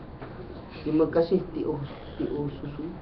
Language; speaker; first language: Malay; native; Malay